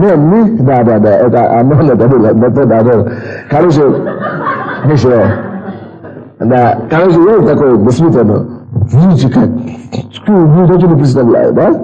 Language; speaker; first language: Russian; non-native, fluent; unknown